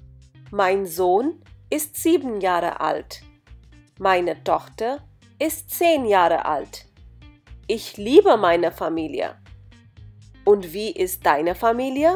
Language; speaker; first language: German; non-native, fluent; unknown